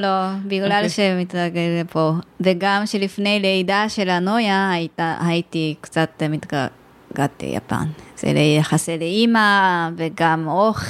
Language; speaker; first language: Hebrew; non-native, learner; Japanese